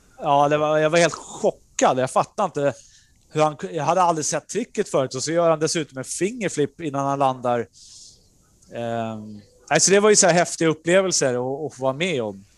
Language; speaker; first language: Swedish; early bilingual, other home language; Spanish